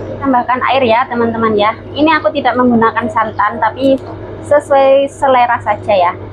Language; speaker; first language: Indonesian; non-native, local second language; Javanese